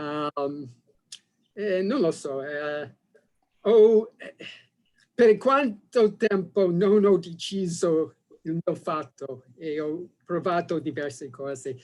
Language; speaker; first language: Italian; non-native, fluent; English